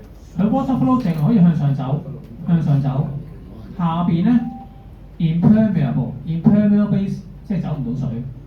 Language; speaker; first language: Cantonese; native; Cantonese